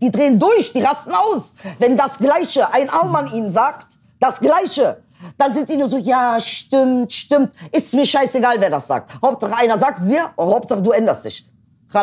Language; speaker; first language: German; early bilingual, other home language; Turkish